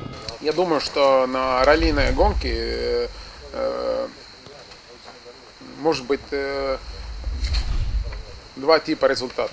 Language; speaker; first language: Russian; non-native, fluent; Estonian